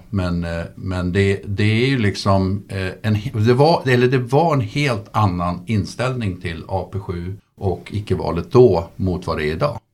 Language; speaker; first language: Swedish; native; Swedish